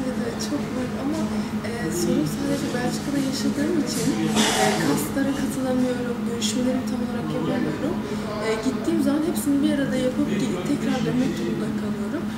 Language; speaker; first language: Turkish; early bilingual, heritage; Turkish